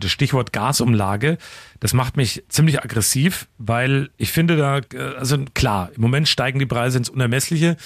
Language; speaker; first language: German; native; German